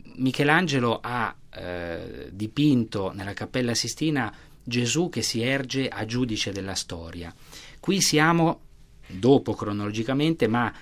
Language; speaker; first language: Italian; native; Italian